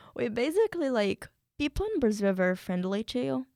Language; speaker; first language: English; non-native, fluent; Portuguese